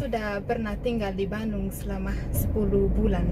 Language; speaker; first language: Indonesian; non-native, learner; Malagasy